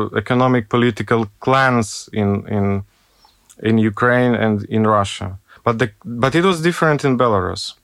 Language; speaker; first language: English; non-native, fluent; Ukrainian